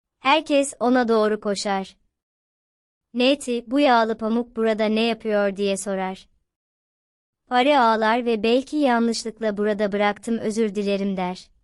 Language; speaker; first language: Turkish; native; Turkish